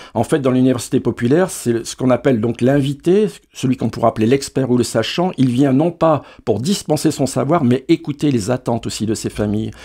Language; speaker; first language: French; native; French